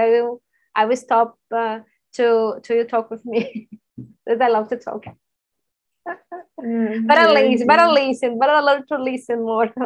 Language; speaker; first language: English; non-native, learner; Portuguese